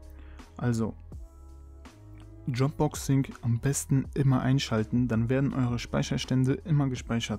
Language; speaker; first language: German; native; German